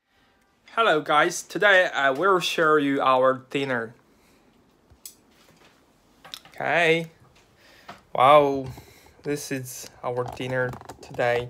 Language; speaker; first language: English; non-native, learner; Chinese